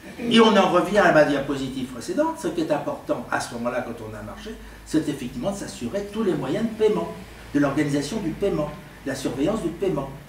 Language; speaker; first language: French; native; French